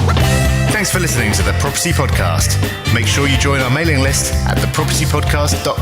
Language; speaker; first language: English; native; English